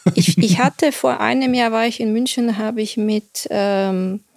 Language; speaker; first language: German; non-native, fluent; Bulgarian